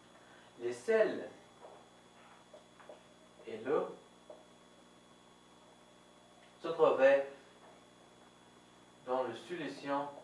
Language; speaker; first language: French; non-native, fluent; Arabic